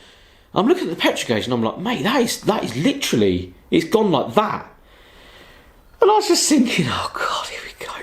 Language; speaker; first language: English; native; English